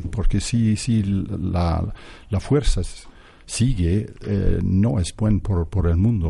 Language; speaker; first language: Spanish; non-native, fluent; Dutch